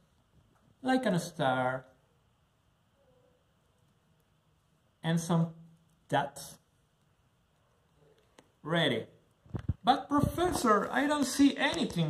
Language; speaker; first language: English; non-native, learner; Spanish